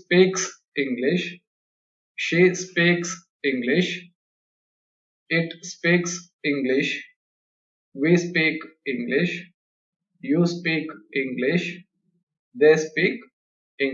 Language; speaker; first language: English; non-native, local second language; Kannada